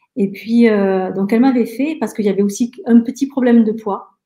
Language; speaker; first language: French; early bilingual, other home language; Spanish